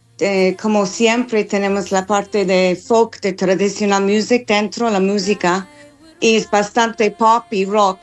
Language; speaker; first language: Spanish; non-native, learner; English